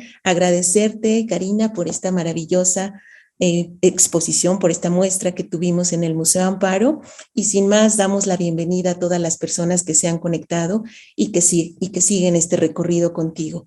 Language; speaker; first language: Spanish; native; Spanish